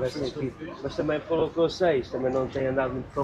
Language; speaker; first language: Portuguese; native; Portuguese